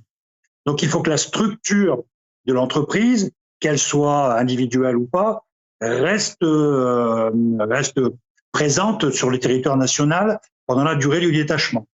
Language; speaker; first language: French; native; French